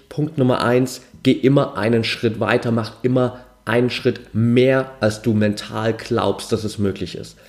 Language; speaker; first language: German; native; German